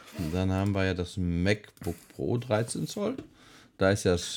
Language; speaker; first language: German; native; German